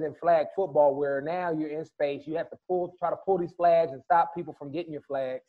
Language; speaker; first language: English; native; English